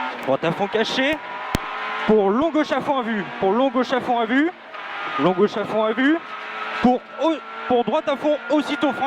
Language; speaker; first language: French; native; French